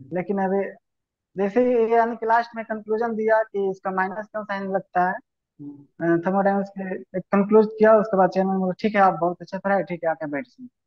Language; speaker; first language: Hindi; native; Hindi